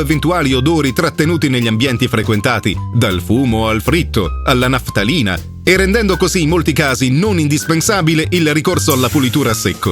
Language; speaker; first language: Italian; native; Italian